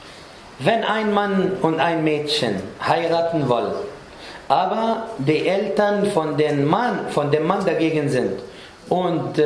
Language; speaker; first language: German; non-native, fluent; Arabic